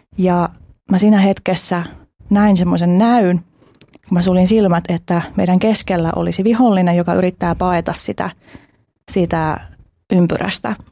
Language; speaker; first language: Finnish; early bilingual, other home language; Albanian